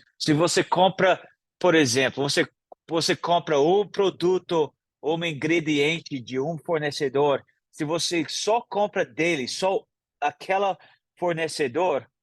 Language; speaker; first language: Portuguese; non-native, fluent; English